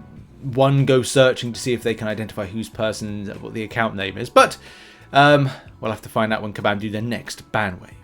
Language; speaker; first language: English; native; English